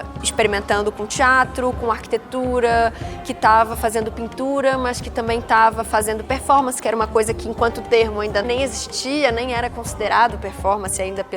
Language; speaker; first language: Portuguese; native; Portuguese